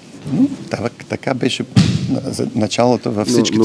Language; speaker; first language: Bulgarian; non-native, learner; Polish